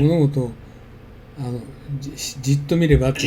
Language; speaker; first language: Japanese; native; Japanese